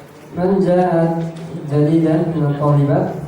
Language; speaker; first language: Arabic; non-native, fluent; Indonesian